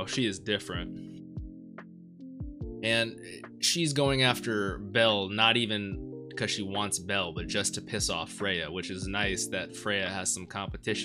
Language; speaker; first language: English; native; English